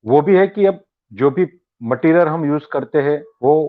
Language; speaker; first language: Hindi; non-native, local second language; Gujarati